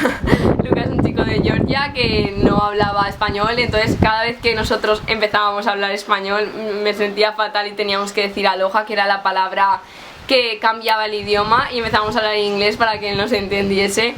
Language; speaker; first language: Spanish; native; Spanish